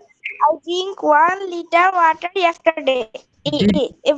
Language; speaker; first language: English; non-native, learner; Bangla